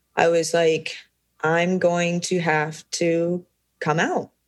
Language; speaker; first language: English; native; English